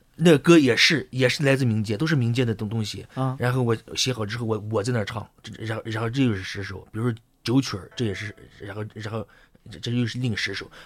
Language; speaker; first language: Chinese; native; Chinese